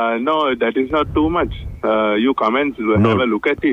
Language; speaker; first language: English; non-native, learner; Sinhala